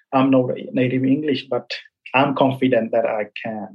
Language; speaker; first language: English; non-native, local second language; Punjabi